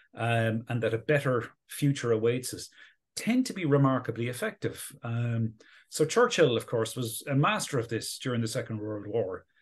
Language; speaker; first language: English; native; English